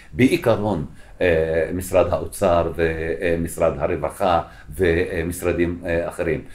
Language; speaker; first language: Hebrew; non-native, local second language; Arabic